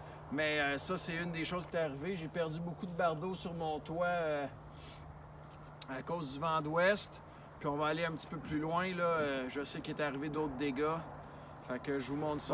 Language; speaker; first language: French; native; French